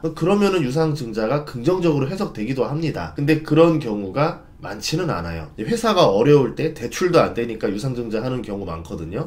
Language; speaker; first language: Korean; native; Korean